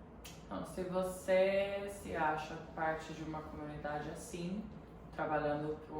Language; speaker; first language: Portuguese; early bilingual, heritage; Portuguese